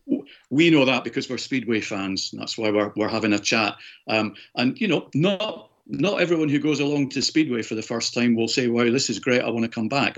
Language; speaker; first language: English; native; English